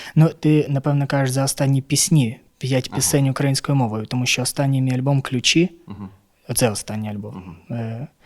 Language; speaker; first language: Ukrainian; non-native, local second language; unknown